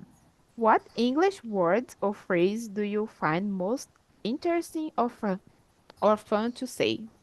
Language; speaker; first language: English; non-native, learner; Portuguese